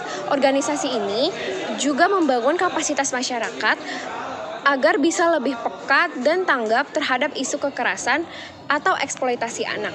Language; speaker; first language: Indonesian; native; Indonesian